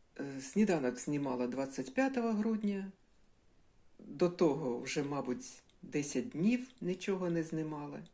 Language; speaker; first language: Ukrainian; non-native, local second language; Russian